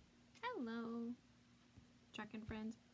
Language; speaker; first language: English; native; English